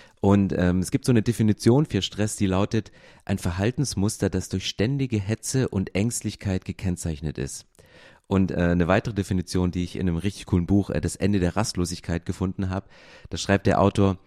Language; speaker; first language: German; native; German